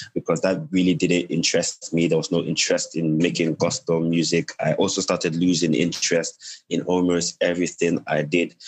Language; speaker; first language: English; non-native, local second language; Yoruba